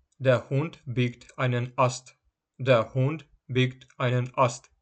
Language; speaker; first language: German; non-native, fluent; Ukrainian